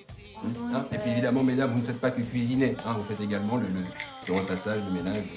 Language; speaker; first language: French; native; French